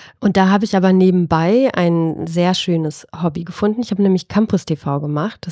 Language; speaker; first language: German; early bilingual, other home language; Albanian